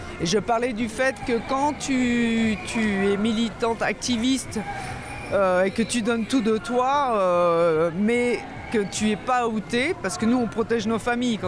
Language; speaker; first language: French; native; French